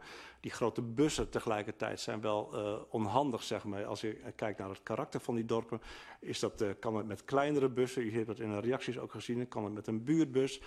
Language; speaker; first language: Dutch; native; Dutch